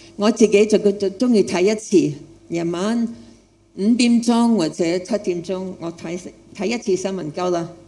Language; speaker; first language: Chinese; non-native, fluent; English